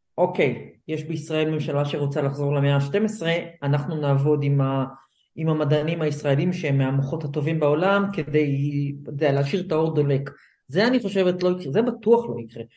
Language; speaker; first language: Hebrew; native; Hebrew